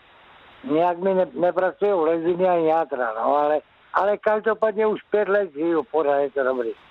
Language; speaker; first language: Czech; native; Czech